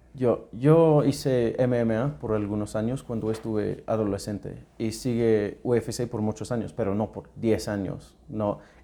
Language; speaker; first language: Spanish; non-native, learner; English